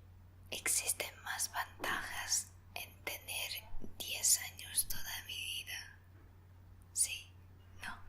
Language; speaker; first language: Spanish; non-native, fluent; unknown